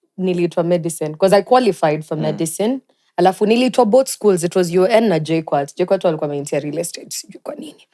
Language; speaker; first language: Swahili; native; Swahili